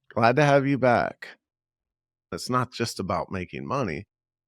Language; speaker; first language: English; native; English